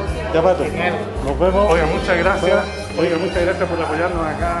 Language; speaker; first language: Spanish; native; Spanish